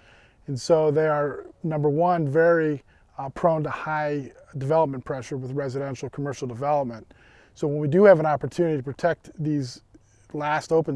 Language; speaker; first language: English; native; English